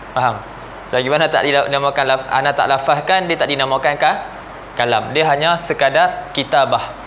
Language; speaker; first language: Malay; native; Malay